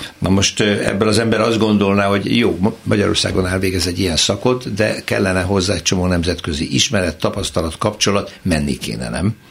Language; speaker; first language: Hungarian; native; Hungarian